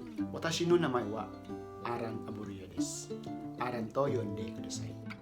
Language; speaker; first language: Japanese; non-native, learner; Filipino